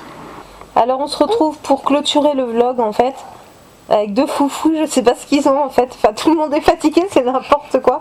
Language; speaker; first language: French; native; French